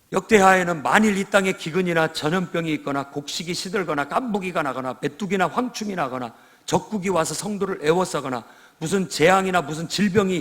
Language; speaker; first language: Korean; native; Korean